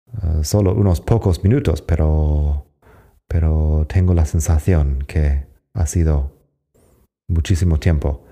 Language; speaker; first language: Spanish; non-native, fluent; English